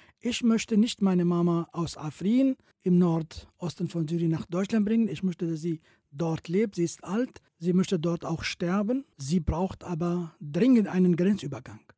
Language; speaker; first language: German; non-native, fluent; Kurdish